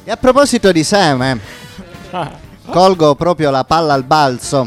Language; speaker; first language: Italian; native; Italian